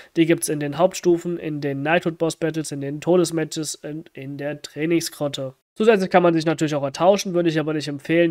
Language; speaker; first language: German; native; German